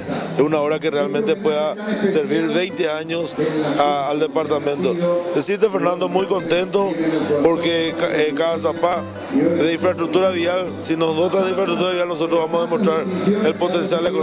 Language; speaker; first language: Spanish; native; Spanish